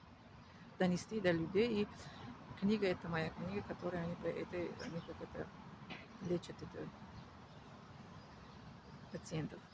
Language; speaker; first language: Russian; non-native, learner; Tajik